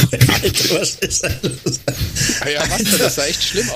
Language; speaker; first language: German; native; German